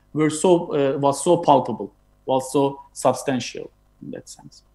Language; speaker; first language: English; non-native, fluent; Turkish